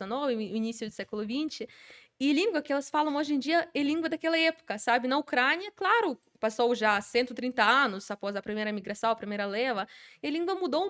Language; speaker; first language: Portuguese; non-native, fluent; Ukrainian